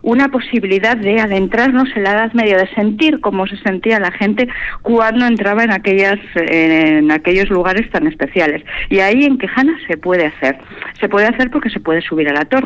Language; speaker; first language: Spanish; native; Spanish